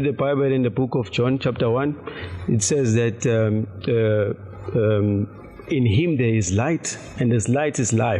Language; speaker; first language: English; non-native, local second language; Zulu